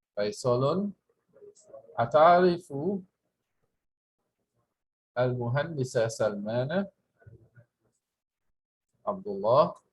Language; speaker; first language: Arabic; non-native, fluent; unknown